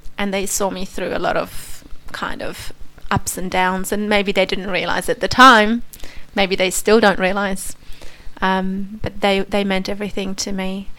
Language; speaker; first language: English; non-native, fluent; Polish